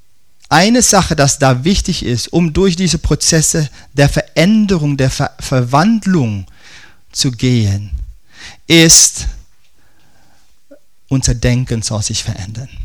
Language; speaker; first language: German; non-native, fluent; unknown